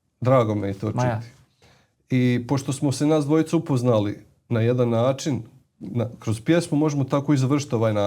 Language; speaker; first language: Bosnian; native; Bosnian